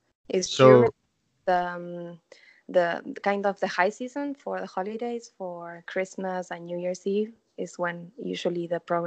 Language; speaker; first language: English; non-native, fluent; Spanish